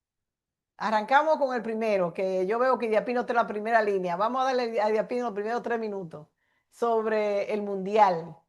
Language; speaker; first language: Spanish; native; Spanish